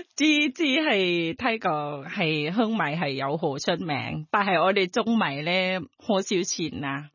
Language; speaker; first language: Cantonese; non-native, fluent; Thai